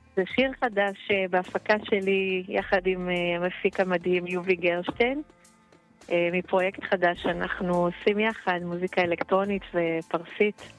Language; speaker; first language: Hebrew; early bilingual, other home language; Persian